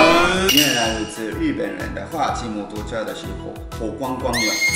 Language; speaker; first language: Chinese; non-native, fluent; Japanese